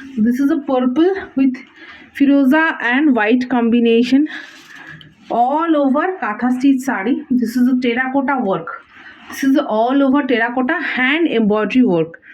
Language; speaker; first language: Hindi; non-native, local second language; Bangla